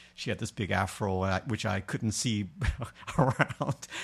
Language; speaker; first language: English; native; English